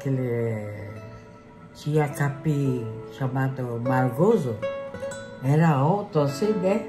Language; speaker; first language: Portuguese; non-native, local second language; Japanese